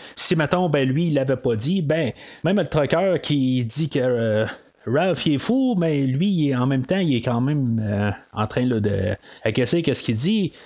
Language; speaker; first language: French; native; French